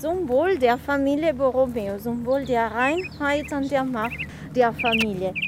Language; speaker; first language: German; non-native, fluent; Italian